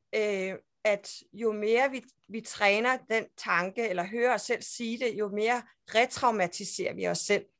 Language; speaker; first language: Danish; native; Danish